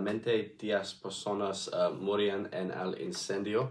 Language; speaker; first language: Spanish; non-native, learner; English